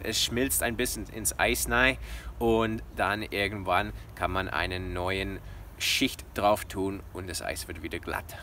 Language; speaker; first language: German; non-native, fluent; English